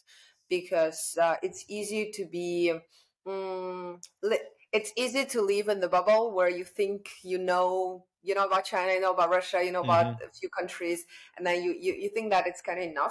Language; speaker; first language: English; non-native, fluent; Chinese